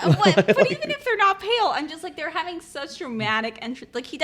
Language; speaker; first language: English; native; English